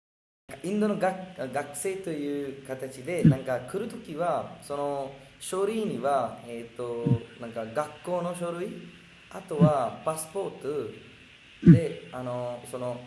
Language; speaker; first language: Japanese; non-native, fluent; Hindi